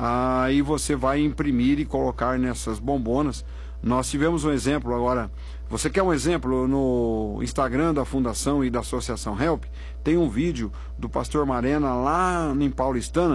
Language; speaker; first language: Portuguese; native; Portuguese